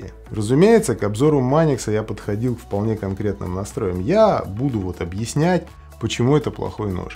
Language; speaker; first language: Russian; native; Russian